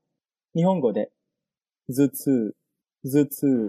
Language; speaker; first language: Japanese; non-native, fluent; Indonesian